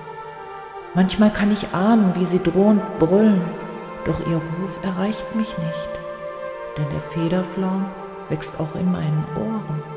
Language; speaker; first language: German; native; German